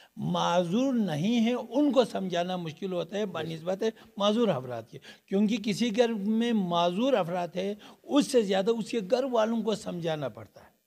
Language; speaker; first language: Urdu; non-native, local second language; Balti